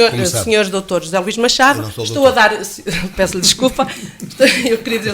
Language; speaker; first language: Portuguese; native; Portuguese